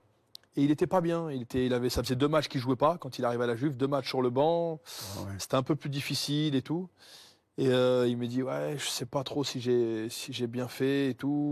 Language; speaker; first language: French; native; French